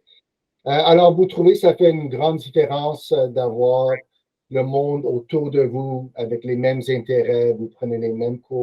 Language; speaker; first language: French; non-native, local second language; English